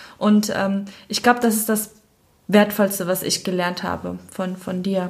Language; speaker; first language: German; native; German